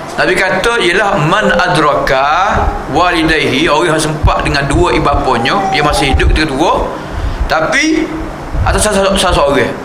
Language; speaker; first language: Malay; native; Malay